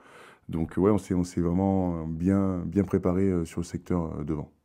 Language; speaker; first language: French; native; French